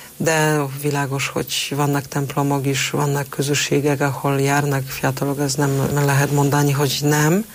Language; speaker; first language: Hungarian; non-native, fluent; Polish